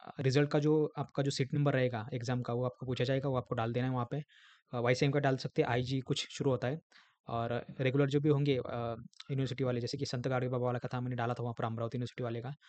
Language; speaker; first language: Hindi; non-native, local second language; Marathi